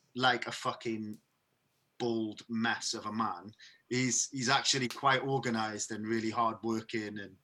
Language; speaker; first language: English; native; English